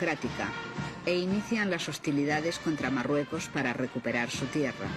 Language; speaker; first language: Spanish; native; Spanish